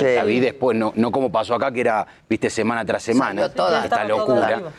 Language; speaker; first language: Spanish; native; Spanish